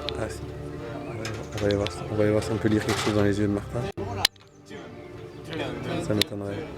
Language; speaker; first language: French; native; French